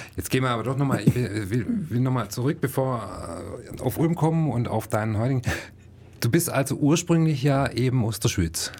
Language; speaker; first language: German; native; German